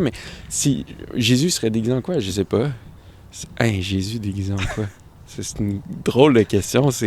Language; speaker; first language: French; native; French